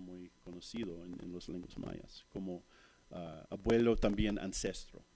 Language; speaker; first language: Spanish; non-native, fluent; English